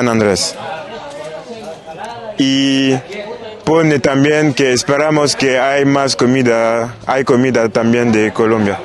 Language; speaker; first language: Spanish; non-native, learner; French